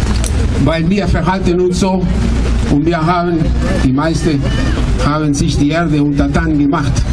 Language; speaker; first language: German; non-native, fluent; Spanish